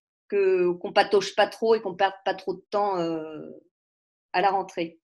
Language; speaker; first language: French; native; French